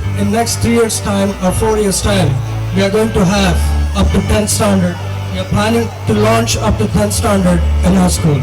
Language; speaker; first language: English; non-native, local second language; Telugu